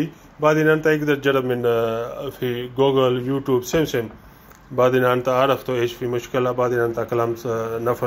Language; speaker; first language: Arabic; non-native, learner; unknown